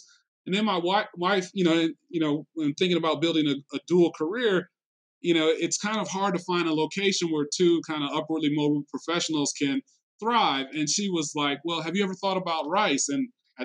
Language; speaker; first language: English; native; English